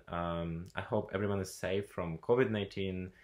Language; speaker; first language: English; non-native, fluent; Russian